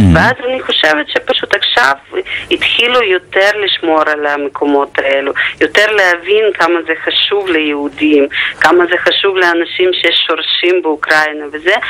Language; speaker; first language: Hebrew; non-native, fluent; Ukrainian